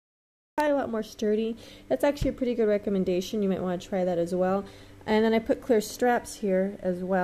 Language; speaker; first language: English; native; English